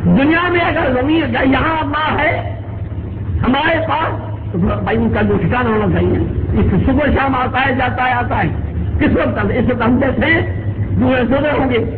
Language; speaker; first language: Urdu; non-native, local second language; Sindhi